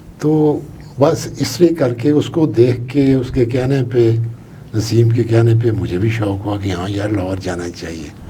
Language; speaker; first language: Urdu; non-native, local second language; Punjabi